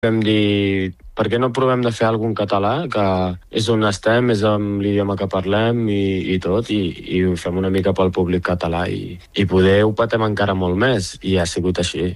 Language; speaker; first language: Catalan; early bilingual, other home language; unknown